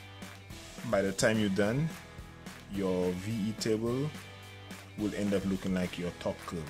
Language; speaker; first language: English; native; English